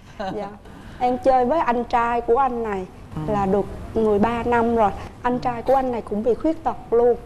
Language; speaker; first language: Vietnamese; native; Vietnamese